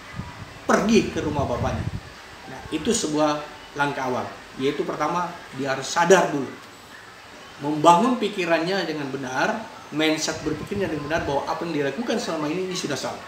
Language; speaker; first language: Indonesian; native; Indonesian